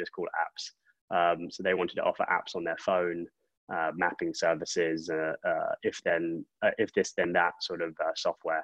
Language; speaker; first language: English; native; English